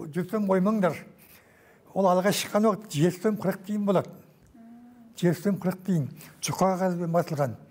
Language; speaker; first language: Kazakh; native; Kazakh